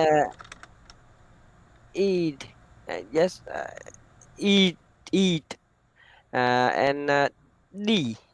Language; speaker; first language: English; non-native, learner; Vietnamese